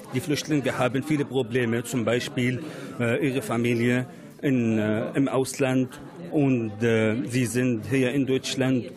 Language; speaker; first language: German; non-native, learner; Arabic